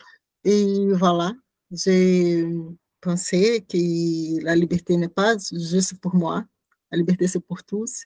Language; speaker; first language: French; non-native, learner; Portuguese